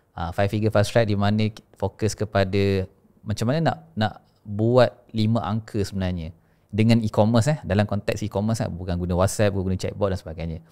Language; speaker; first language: Malay; native; Malay